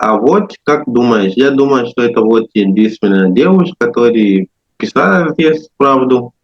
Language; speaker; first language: Russian; non-native, learner; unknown